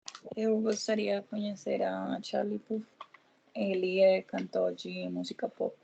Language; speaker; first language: Portuguese; non-native, learner; Spanish